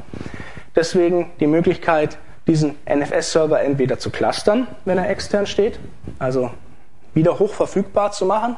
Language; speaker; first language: German; native; German